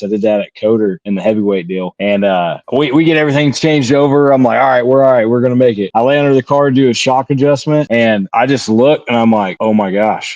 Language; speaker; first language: English; native; English